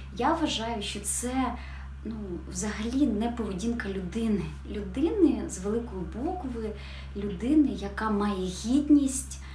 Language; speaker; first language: Ukrainian; non-native, local second language; Russian